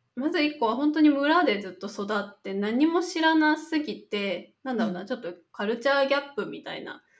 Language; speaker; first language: Japanese; native; Japanese